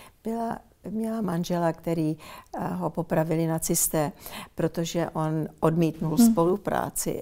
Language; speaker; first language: Czech; early bilingual, heritage; Czech